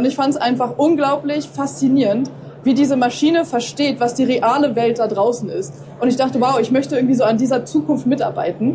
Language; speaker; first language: German; native; German